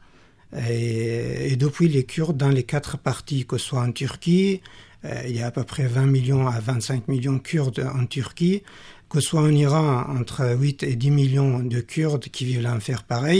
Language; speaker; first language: French; non-native, fluent; Kurdish